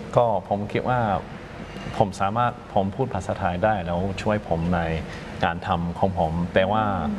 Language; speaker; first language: Thai; non-native, fluent; English